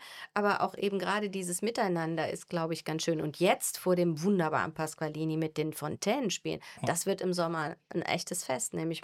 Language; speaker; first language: German; native; German